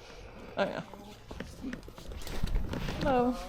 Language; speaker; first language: English; non-native, fluent; Dutch